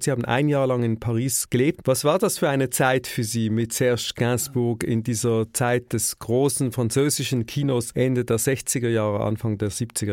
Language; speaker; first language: German; native; German